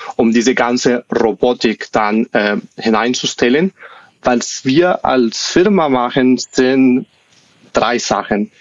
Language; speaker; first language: German; non-native, fluent; Spanish